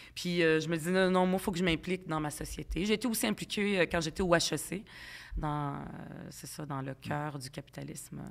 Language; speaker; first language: French; early bilingual, other home language; Arabic